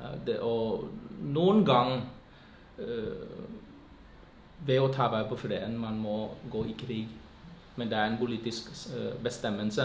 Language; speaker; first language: Norwegian; non-native, fluent; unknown